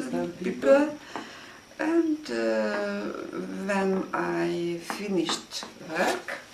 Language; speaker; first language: English; non-native, learner; Hungarian